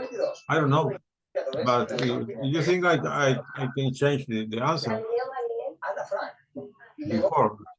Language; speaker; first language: English; non-native, learner; Spanish